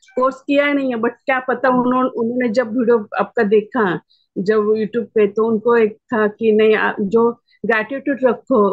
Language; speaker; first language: Hindi; non-native, local second language; Marathi